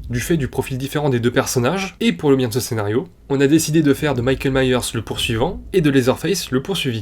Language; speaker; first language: French; native; French